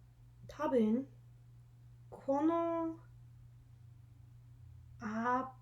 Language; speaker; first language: Japanese; non-native, learner; English